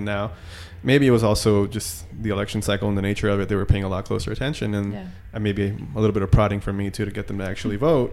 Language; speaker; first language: English; native; English